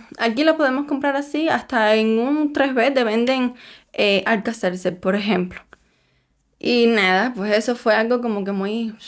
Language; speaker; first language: Spanish; native; Spanish